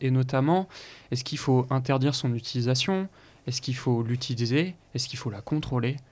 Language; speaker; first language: French; native; French